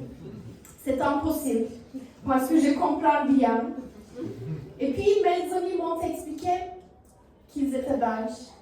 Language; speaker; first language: French; non-native, learner; Turkish